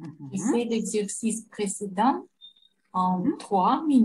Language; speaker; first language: French; non-native, learner; Russian